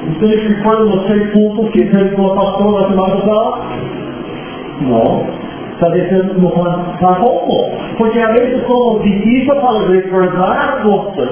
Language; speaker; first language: Spanish; non-native, fluent; English